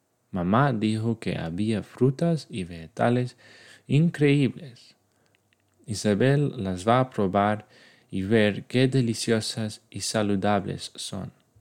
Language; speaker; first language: Spanish; non-native, learner; English